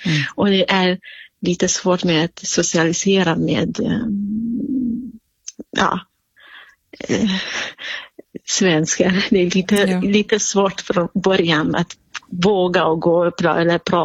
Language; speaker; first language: Swedish; non-native, fluent; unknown